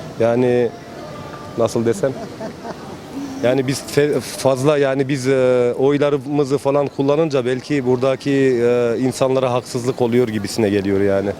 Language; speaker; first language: Turkish; early bilingual, heritage; Turkish